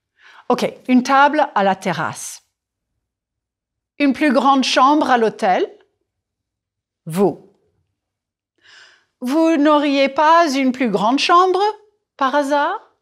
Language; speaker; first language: French; non-native, fluent; English